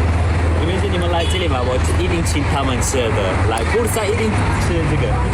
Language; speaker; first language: Chinese; non-native, fluent; Turkish